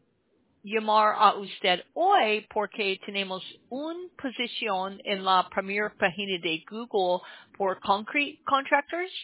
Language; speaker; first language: Spanish; non-native, learner; English